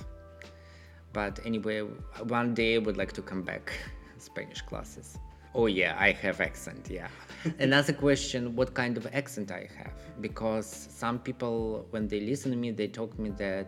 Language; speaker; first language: English; non-native, learner; Russian